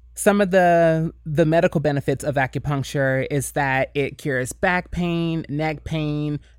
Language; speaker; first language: English; native; English